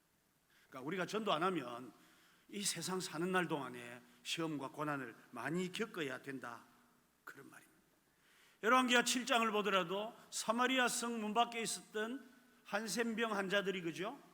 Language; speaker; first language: Korean; native; Korean